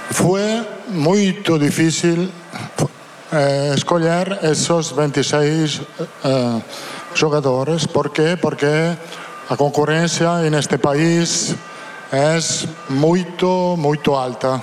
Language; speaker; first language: Portuguese; non-native, fluent; Italian